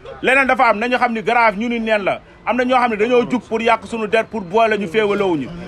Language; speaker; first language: Wolof; native; Wolof